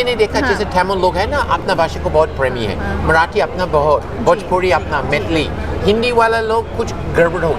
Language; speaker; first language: Hindi; non-native, learner; English